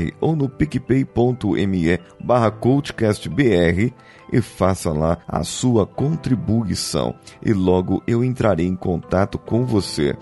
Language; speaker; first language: Portuguese; native; Portuguese